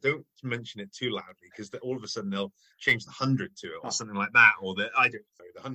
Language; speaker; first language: English; native; English